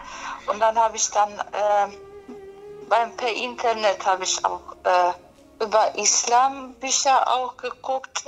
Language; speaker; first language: German; early bilingual, other home language; Polish